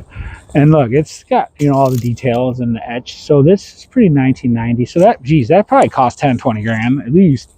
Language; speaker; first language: English; native; English